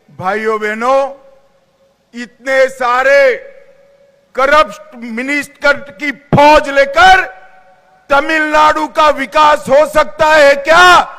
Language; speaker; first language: Hindi; non-native, local second language; Gujarati